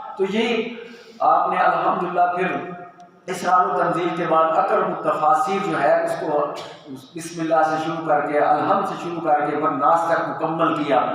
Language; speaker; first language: Urdu; non-native, local second language; Punjabi